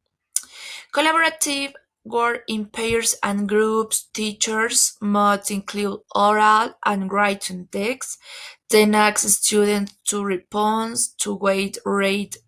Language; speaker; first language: English; non-native, learner; Spanish